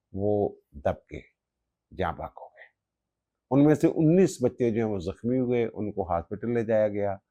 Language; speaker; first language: Urdu; non-native, local second language; Punjabi